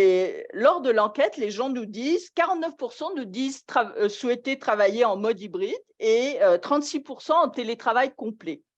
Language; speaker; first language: French; native; French